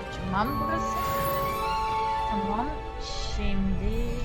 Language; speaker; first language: Turkish; non-native, learner; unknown